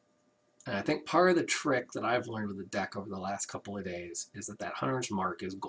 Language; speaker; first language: English; native; English